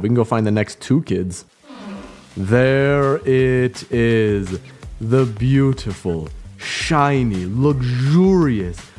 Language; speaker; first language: English; native; English